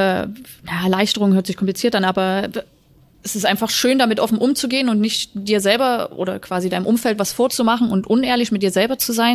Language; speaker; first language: German; native; German